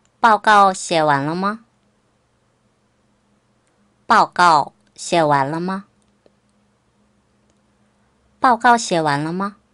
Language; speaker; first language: Chinese; non-native, fluent; Korean